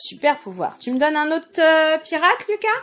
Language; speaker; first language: French; native; French